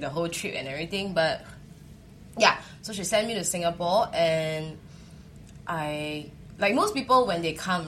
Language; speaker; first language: English; early bilingual, other home language; Chinese